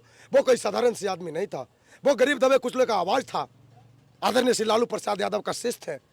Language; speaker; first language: Hindi; native; Hindi